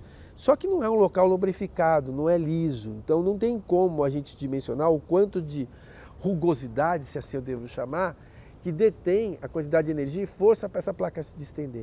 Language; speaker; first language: Portuguese; native; Portuguese